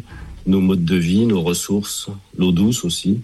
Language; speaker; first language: French; native; French